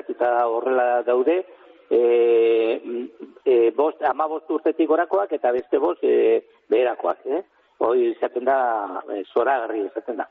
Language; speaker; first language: Basque; native; Basque